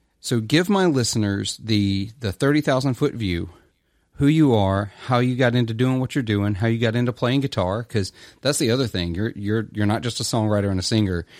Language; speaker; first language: English; native; English